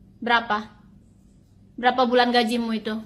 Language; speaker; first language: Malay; non-native, local second language; Sundanese